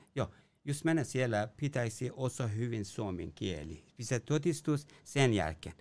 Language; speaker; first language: Finnish; non-native, learner; Persian